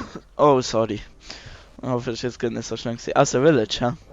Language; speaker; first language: German; native; German